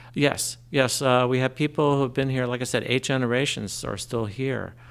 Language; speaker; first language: English; native; English